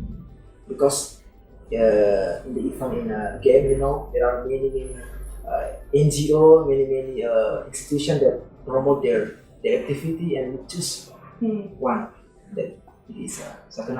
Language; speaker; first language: English; non-native, learner; Indonesian